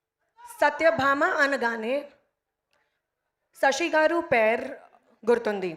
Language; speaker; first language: Telugu; non-native, learner; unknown